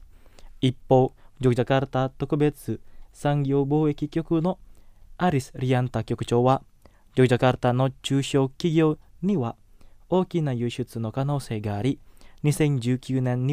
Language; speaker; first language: Japanese; non-native, fluent; Indonesian